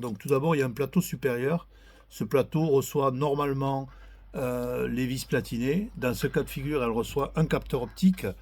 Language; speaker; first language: French; native; French